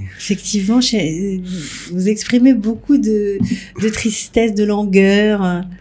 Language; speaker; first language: French; native; French